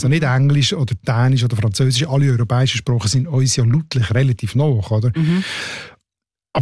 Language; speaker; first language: German; native; German